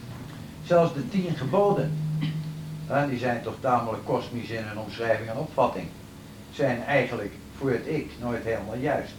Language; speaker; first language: Dutch; native; Dutch